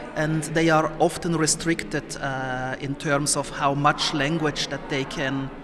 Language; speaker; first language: English; non-native, fluent; Somali